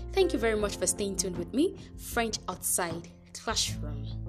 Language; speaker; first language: English; non-native, local second language; Yoruba